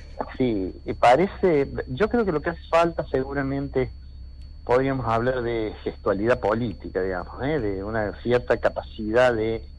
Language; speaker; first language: Spanish; native; Spanish